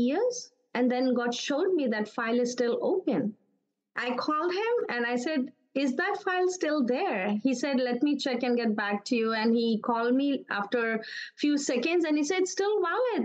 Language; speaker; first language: English; non-native, local second language; Urdu